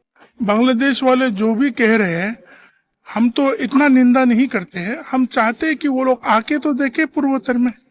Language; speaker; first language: Hindi; non-native, local second language; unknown